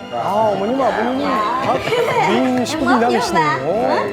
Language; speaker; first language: Korean; native; Korean